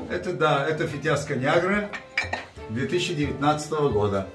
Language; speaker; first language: Russian; non-native, local second language; Gagauz